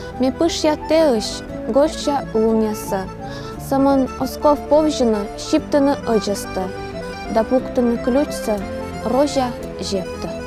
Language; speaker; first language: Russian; non-native, local second language; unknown